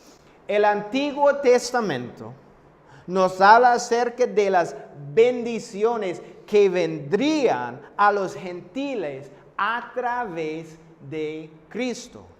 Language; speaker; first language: Spanish; non-native, fluent; English